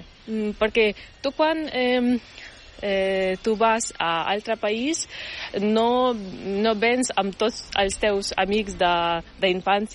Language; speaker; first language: Catalan; non-native, fluent; Ukrainian